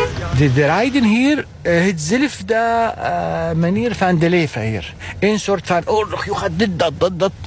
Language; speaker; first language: Dutch; non-native, learner; Arabic